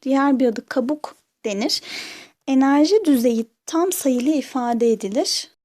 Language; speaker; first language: Turkish; native; Turkish